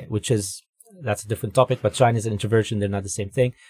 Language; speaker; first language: English; non-native, fluent; Arabic